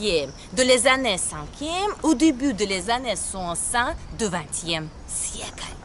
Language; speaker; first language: French; non-native, learner; Ukrainian